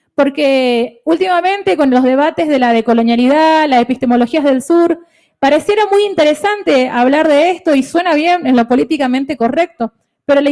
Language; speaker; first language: Spanish; native; Spanish